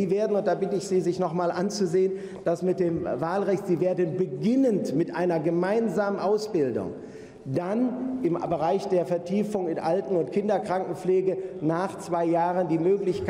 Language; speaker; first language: German; native; German